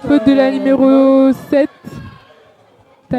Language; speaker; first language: French; native; French